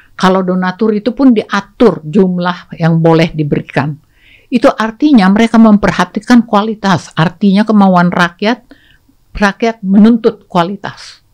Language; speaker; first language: Indonesian; native; Indonesian